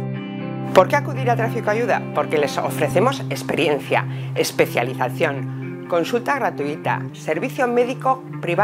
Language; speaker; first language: Spanish; native; Spanish